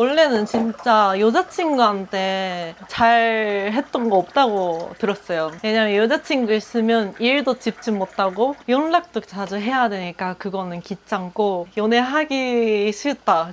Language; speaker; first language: Korean; non-native, fluent; Japanese